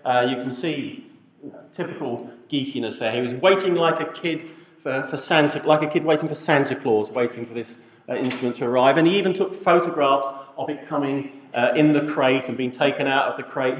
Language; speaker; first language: English; native; English